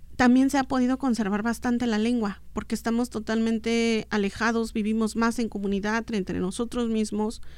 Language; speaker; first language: Spanish; non-native, local second language; Mixtepec Mixtec